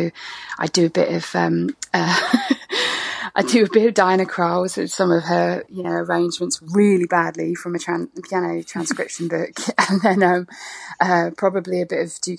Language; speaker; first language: English; native; English